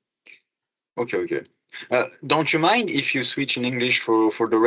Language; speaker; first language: English; non-native, fluent; French